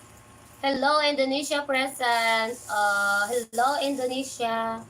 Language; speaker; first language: English; non-native, learner; Filipino